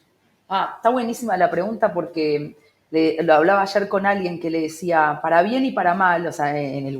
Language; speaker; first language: Spanish; non-native, learner; Portuguese